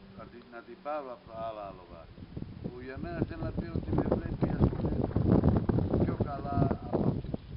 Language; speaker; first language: Greek; early bilingual, heritage; Greek